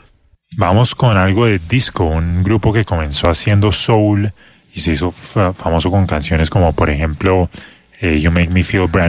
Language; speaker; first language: Spanish; native; Spanish